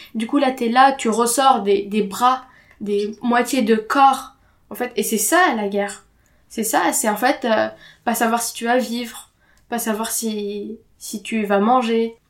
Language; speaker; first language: French; non-native, fluent; Arabic